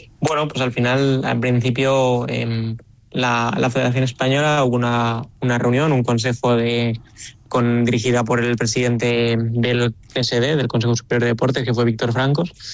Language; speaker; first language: Spanish; native; Spanish